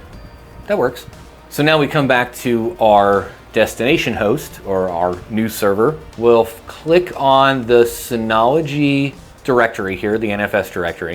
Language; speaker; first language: English; native; English